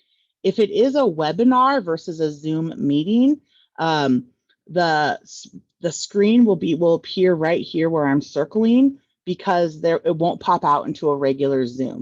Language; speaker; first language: English; native; English